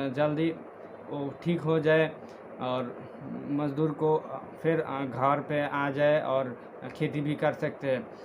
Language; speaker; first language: Hindi; non-native, learner; Bangla